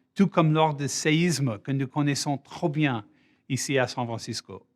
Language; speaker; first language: French; non-native, fluent; English